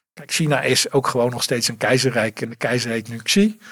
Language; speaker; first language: Dutch; native; Dutch